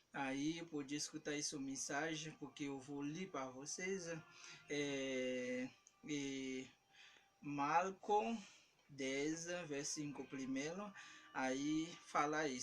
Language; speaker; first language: Portuguese; non-native, learner; Haitian Creole